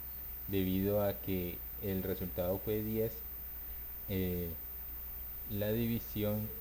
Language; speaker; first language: Spanish; native; Spanish